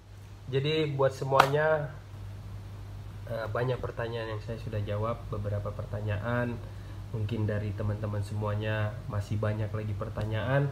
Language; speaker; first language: Indonesian; non-native, local second language; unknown